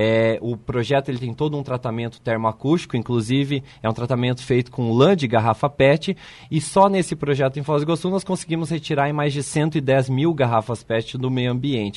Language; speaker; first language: Portuguese; native; Portuguese